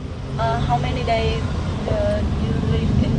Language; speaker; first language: English; non-native, learner; Vietnamese